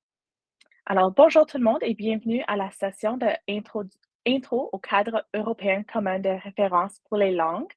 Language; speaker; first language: French; non-native, local second language; English